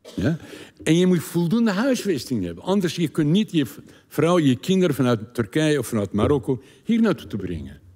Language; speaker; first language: Dutch; non-native, learner; Turkish